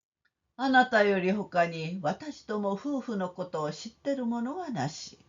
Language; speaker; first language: Japanese; non-native, fluent; Korean